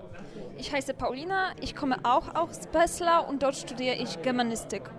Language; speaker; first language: German; non-native, fluent; Polish